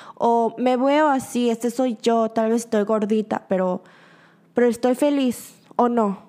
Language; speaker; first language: Spanish; early bilingual, other home language; Korean